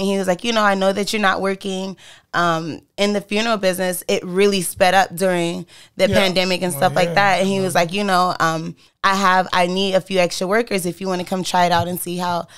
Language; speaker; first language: English; native; English